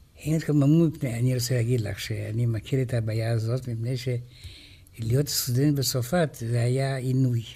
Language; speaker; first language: Hebrew; non-native, fluent; Romanian